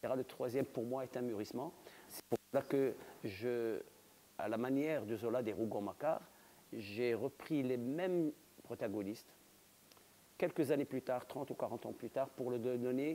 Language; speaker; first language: French; non-native, local second language; Arabic